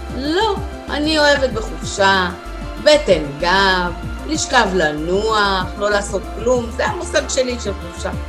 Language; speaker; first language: Hebrew; native; Hebrew